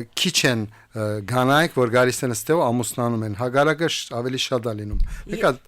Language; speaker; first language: Armenian; native; Armenian